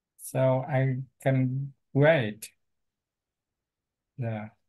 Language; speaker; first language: English; non-native, learner; Vietnamese